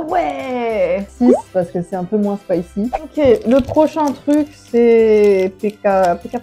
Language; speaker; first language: French; native; French